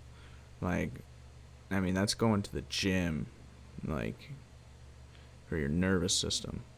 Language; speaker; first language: English; native; English